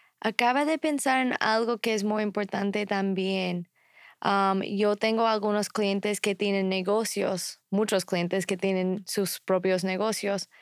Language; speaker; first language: Spanish; non-native, fluent; English